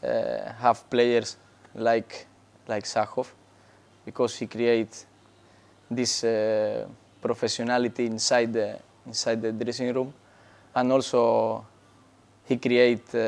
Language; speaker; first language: English; non-native, learner; Spanish